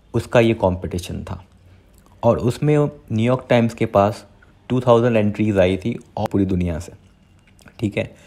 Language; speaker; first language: Hindi; non-native, local second language; Gujarati